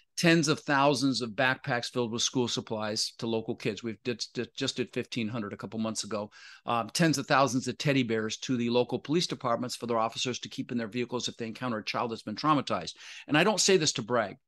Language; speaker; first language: English; native; English